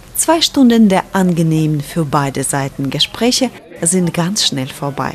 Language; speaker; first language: German; non-native, fluent; Ukrainian